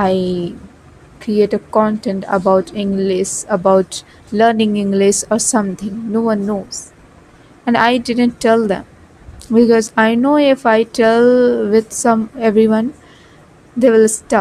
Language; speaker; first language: English; non-native, learner; Bhojpuri